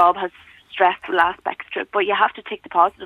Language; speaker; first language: English; native; English